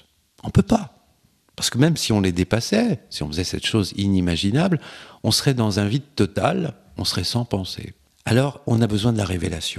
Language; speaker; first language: French; native; French